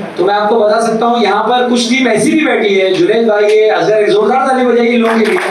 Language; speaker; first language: Hindi; native; Hindi